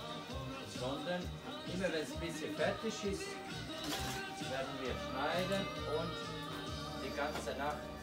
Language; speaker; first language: German; non-native, learner; Bosnian